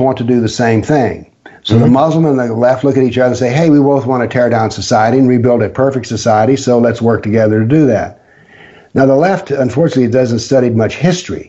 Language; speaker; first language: English; native; English